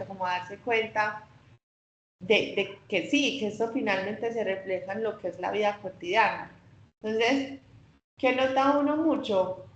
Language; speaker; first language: Spanish; native; Spanish